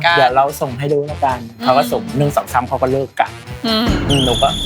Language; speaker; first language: Thai; native; Thai